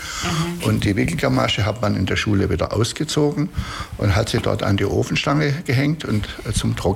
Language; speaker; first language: German; native; German